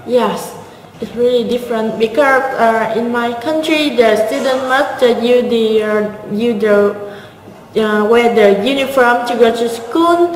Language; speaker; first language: English; non-native, learner; Vietnamese